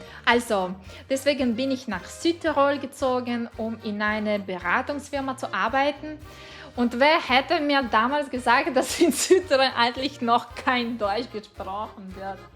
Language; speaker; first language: German; non-native, fluent; Russian